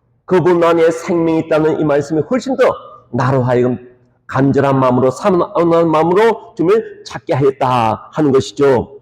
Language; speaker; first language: Korean; native; Korean